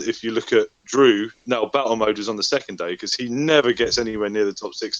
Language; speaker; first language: English; native; English